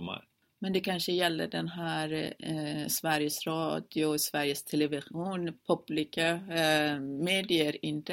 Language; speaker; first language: Swedish; non-native, fluent; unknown